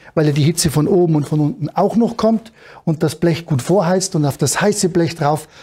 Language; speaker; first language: German; native; German